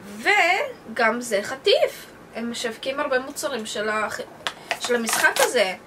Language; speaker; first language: Hebrew; native; Hebrew